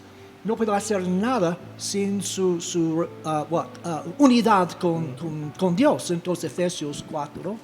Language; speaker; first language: Spanish; non-native, fluent; English